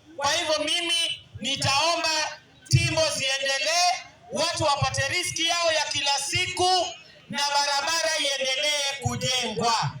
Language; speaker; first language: Swahili; non-native, local second language; Giryama